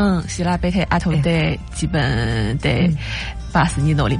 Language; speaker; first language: Japanese; non-native, learner; Chinese